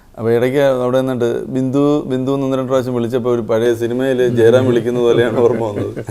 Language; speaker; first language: Malayalam; native; Malayalam